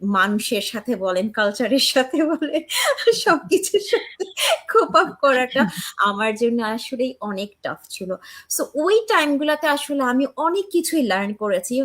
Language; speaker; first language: Bangla; early bilingual, heritage; Bangla